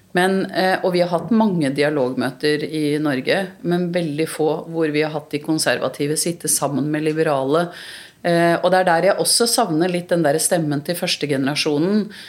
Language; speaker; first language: Norwegian; early bilingual, other home language; Urdu